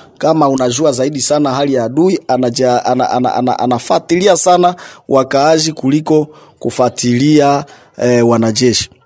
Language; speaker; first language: Swahili; non-native, local second language; Nande